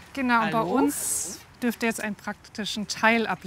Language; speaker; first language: German; native; German